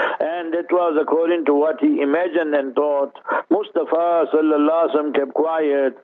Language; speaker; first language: English; early bilingual, other home language; Urdu